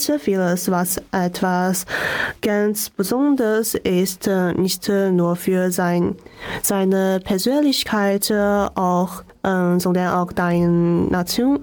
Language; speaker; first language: German; non-native, learner; Chinese